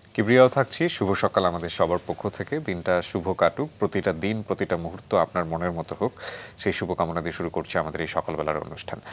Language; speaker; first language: Bangla; native; Bangla